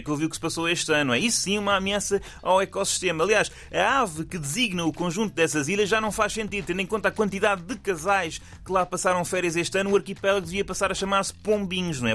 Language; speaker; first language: Portuguese; native; Portuguese